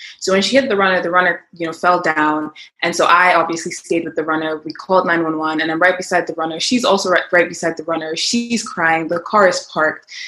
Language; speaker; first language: English; non-native, local second language; Yoruba